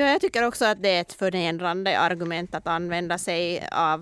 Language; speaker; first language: Swedish; non-native, local second language; Finnish